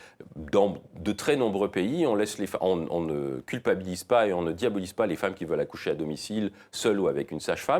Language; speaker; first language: French; native; French